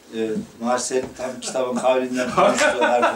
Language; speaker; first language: Turkish; native; Turkish